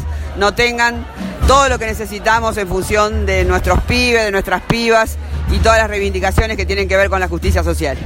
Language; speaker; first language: Spanish; native; Spanish